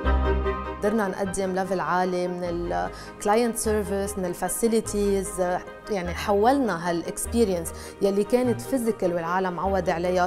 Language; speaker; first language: Arabic; native; Arabic